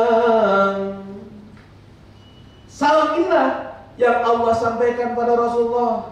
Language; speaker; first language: Indonesian; native; Indonesian